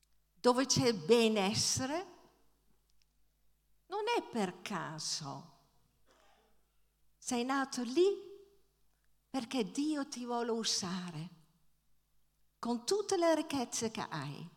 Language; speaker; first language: Italian; non-native, fluent; Dutch